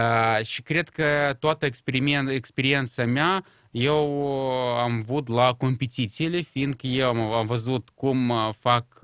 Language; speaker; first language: Romanian; non-native, local second language; Russian